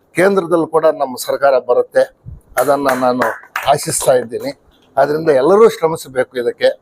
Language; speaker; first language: Kannada; native; Kannada